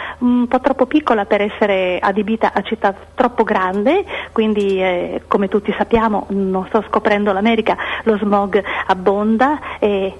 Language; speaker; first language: Italian; native; Italian